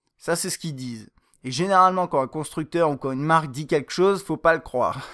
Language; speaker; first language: French; native; French